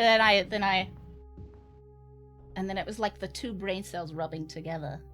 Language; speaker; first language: English; native; English